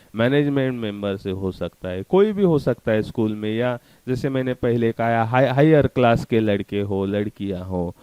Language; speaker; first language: Hindi; non-native, local second language; Marathi